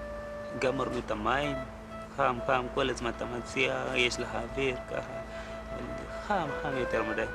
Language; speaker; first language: Hebrew; non-native, learner; Amharic